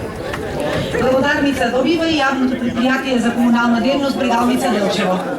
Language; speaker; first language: Macedonian; native; Macedonian